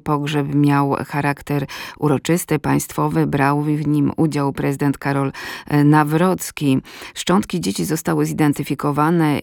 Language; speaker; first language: Polish; native; Polish